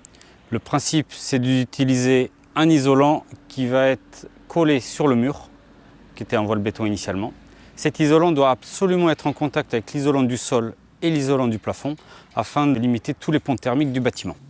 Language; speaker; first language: French; native; French